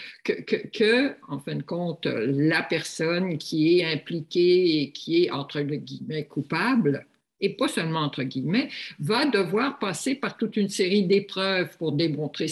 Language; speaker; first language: French; native; French